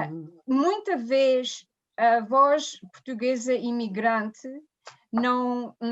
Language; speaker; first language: Portuguese; early bilingual, heritage; Portuguese